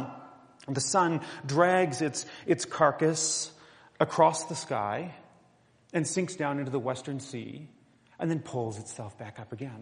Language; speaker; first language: English; native; English